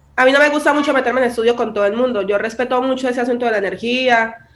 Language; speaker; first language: Spanish; native; Spanish